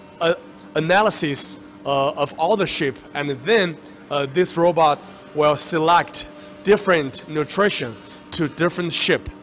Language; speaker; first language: English; non-native, fluent; Chinese